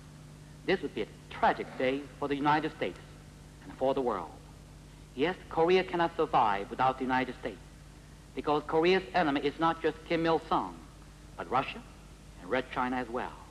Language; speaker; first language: English; non-native, local second language; Korean